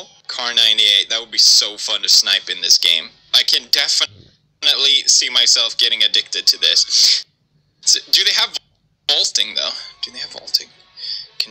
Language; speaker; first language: English; native; English